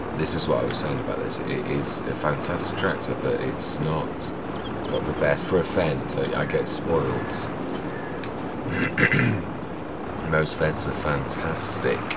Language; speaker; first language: English; native; English